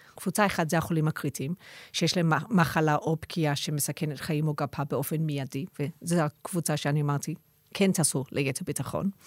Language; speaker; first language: Hebrew; non-native, fluent; English